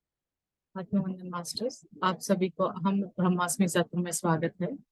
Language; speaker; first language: Hindi; native; Hindi